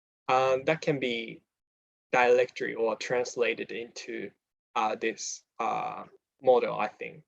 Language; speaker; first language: English; non-native, fluent; Japanese